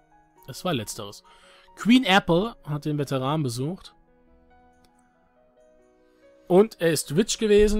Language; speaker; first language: German; native; German